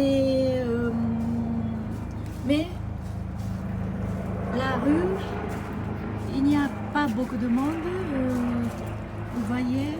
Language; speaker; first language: French; non-native, fluent; Japanese